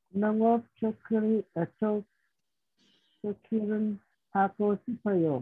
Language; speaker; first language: Korean; non-native, learner; Vietnamese